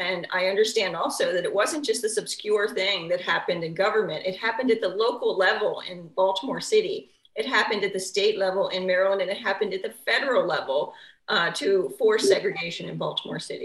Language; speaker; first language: English; native; English